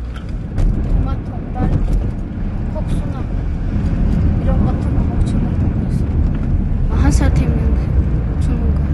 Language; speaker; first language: Korean; non-native, learner; Amharic